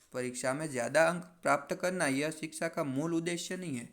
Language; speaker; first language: Hindi; non-native, local second language; Gujarati